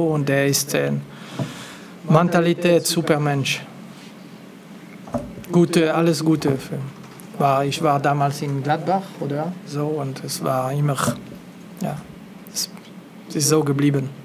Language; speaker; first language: German; non-native, local second language; French